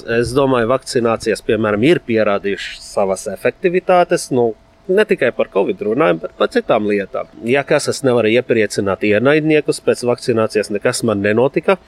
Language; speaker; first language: Latvian; non-native, fluent; Arabic